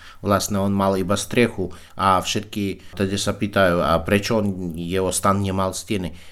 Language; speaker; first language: Slovak; non-native, fluent; Russian